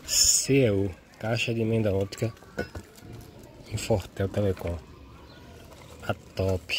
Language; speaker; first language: Portuguese; native; Portuguese